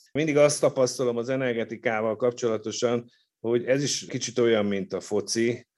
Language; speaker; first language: Hungarian; native; Hungarian